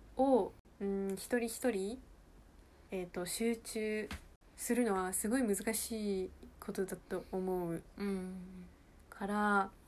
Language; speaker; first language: Japanese; early bilingual, heritage; Japanese